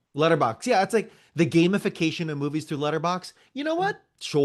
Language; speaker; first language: English; native; English